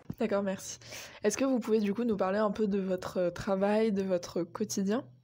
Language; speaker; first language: French; native; French